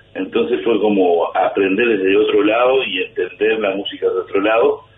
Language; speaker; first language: Spanish; native; Spanish